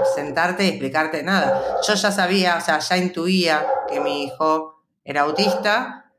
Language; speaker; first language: Spanish; native; Spanish